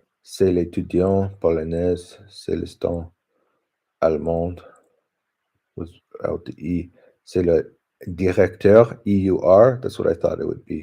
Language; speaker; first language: French; non-native, learner; English